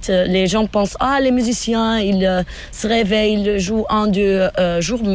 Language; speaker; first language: French; non-native, fluent; Portuguese